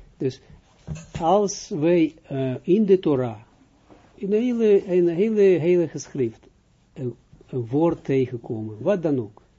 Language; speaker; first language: Dutch; non-native, fluent; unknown